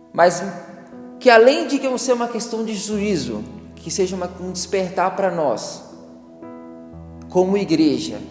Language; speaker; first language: Portuguese; native; Portuguese